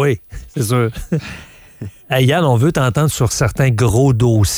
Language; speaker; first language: French; native; French